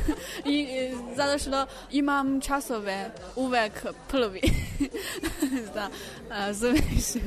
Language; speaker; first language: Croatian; non-native, learner; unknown